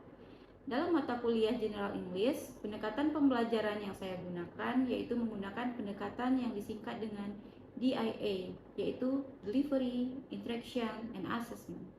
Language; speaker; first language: Indonesian; native; Indonesian